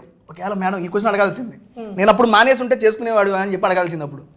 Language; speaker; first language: Telugu; native; Telugu